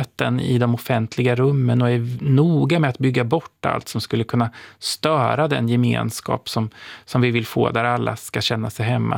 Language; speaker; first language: Swedish; native; Swedish